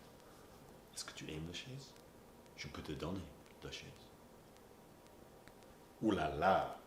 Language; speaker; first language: French; non-native, learner; English